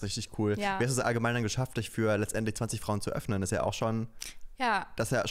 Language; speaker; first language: German; native; German